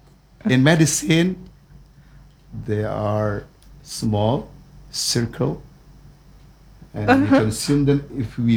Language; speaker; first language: English; non-native, learner; Indonesian